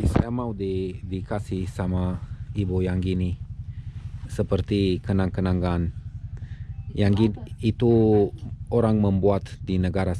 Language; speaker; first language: Indonesian; non-native, learner; Romanian